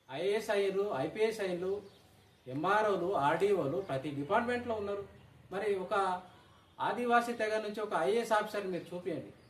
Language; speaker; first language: Telugu; non-native, local second language; Gondi